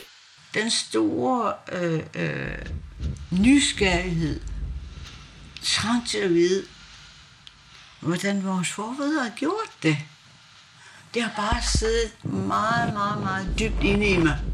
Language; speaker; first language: Danish; non-native, local second language; Kalaallisut